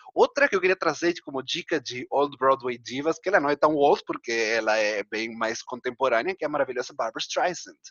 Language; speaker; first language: Portuguese; non-native, fluent; Spanish